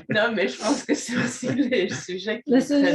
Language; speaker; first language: French; non-native, fluent; Polish